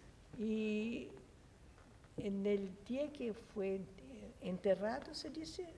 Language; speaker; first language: Spanish; non-native, fluent; Portuguese